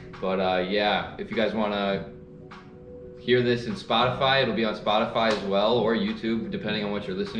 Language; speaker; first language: English; native; English